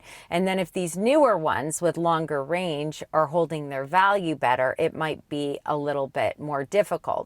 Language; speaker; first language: English; native; English